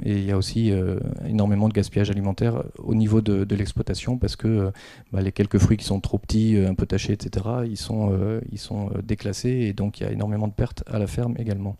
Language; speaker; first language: French; native; French